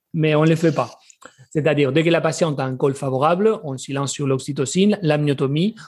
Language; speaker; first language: French; non-native, fluent; Spanish